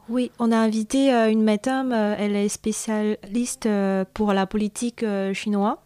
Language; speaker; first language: French; non-native, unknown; Chinese